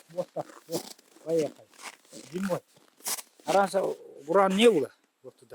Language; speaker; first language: Russian; non-native, local second language; Yakut